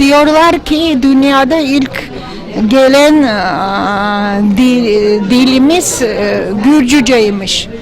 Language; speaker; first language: Turkish; non-native, fluent; Georgian